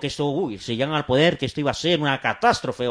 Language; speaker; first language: Spanish; native; Spanish